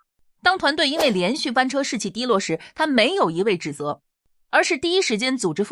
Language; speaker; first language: Chinese; native; Chinese